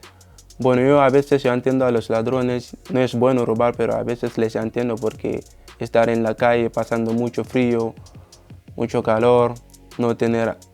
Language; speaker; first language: Spanish; non-native, fluent; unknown